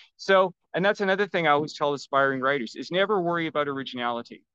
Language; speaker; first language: English; native; English